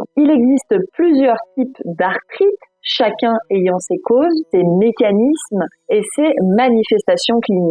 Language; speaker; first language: French; native; French